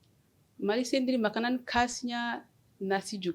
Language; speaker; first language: Indonesian; non-native, learner; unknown